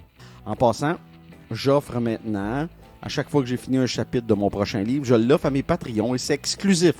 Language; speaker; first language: French; native; French